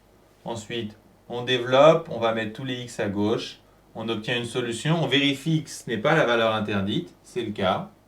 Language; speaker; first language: French; native; French